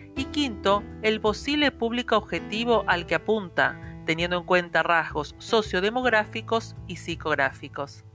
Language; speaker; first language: Spanish; native; Spanish